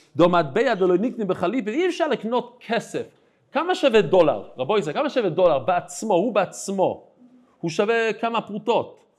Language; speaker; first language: Hebrew; non-native, fluent; English